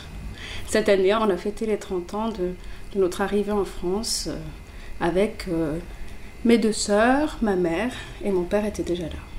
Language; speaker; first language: French; early bilingual, other home language; Kabyle